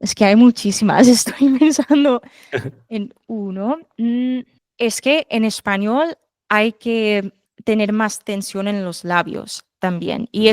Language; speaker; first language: Spanish; non-native, fluent; English